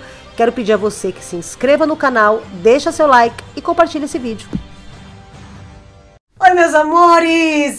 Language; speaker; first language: Portuguese; native; Portuguese